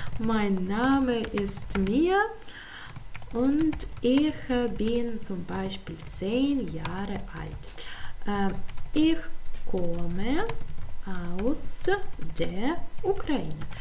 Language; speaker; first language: German; non-native, fluent; Ukrainian